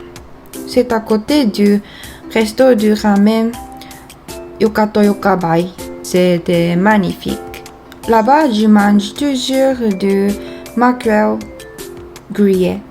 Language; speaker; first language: French; non-native, fluent; Japanese